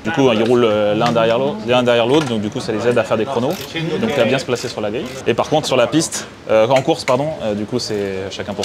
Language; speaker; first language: French; native; French